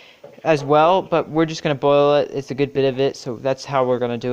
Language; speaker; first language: English; native; English